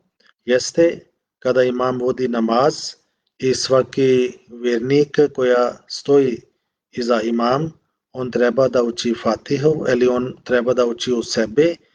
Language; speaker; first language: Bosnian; non-native, learner; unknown